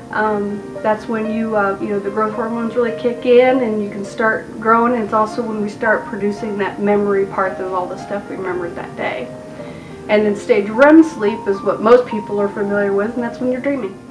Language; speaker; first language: English; native; English